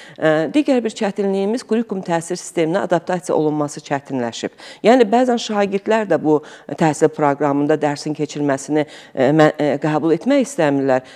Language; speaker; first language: Azerbaijani; native; Azerbaijani